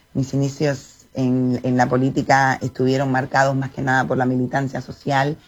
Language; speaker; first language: Spanish; native; Spanish